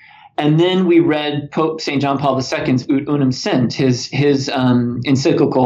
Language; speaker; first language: English; native; English